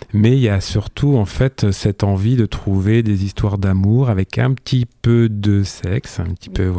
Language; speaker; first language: French; native; French